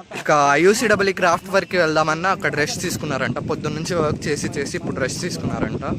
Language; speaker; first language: Telugu; non-native, local second language; Urdu